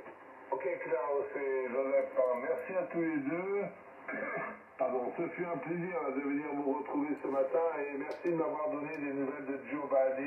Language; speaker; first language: French; native; French